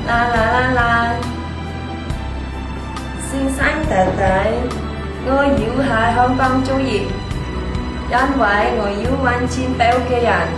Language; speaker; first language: Cantonese; non-native, learner; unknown